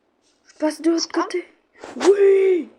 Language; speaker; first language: French; native; French